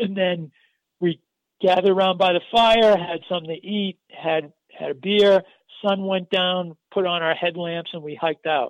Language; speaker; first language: English; native; English